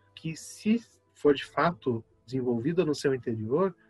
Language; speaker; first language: Portuguese; native; Portuguese